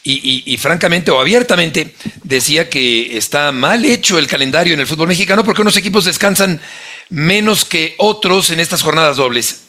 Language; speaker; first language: Spanish; native; Spanish